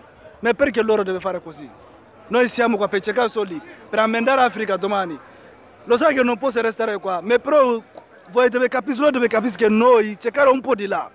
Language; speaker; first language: Italian; non-native, learner; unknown